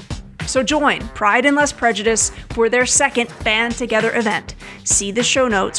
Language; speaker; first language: English; native; English